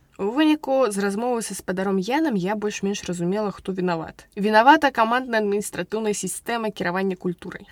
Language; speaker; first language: Belarusian; non-native, local second language; Russian